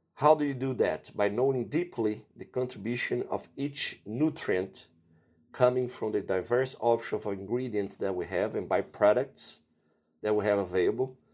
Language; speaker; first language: English; non-native, fluent; Portuguese